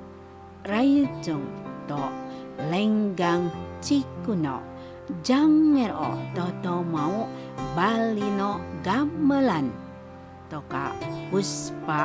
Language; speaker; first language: Japanese; non-native, fluent; Indonesian